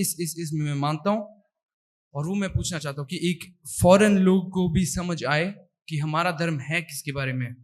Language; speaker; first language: Hindi; early bilingual, heritage; Hindi